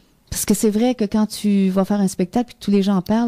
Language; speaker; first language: French; native; French